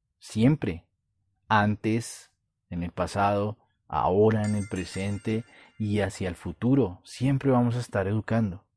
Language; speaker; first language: Spanish; native; Spanish